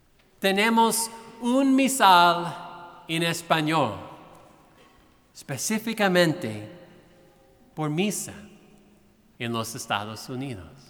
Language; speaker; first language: Spanish; non-native, fluent; English